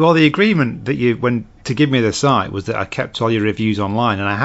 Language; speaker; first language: English; native; English